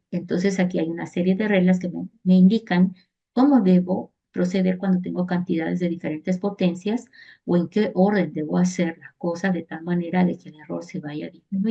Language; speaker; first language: Spanish; native; Spanish